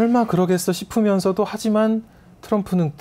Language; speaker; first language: Korean; native; Korean